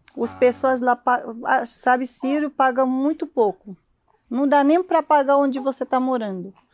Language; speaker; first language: Portuguese; non-native, learner; Arabic